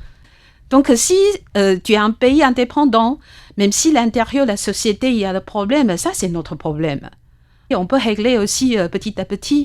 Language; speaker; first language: French; non-native, fluent; Chinese